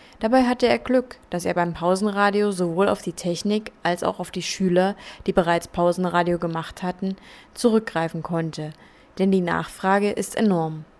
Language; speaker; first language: German; native; German